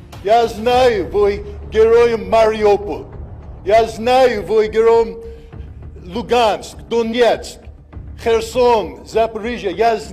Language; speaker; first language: Russian; non-native, learner; English